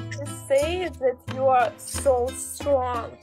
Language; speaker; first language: English; non-native, learner; Russian